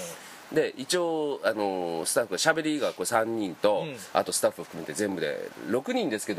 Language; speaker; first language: Japanese; native; Japanese